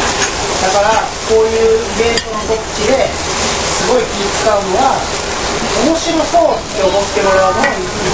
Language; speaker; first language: Japanese; native; Japanese